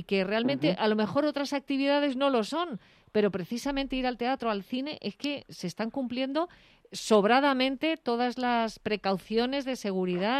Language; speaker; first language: Spanish; native; Spanish